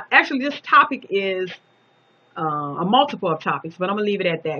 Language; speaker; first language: English; native; English